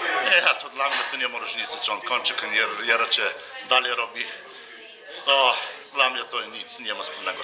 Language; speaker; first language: Polish; non-native, fluent; Lithuanian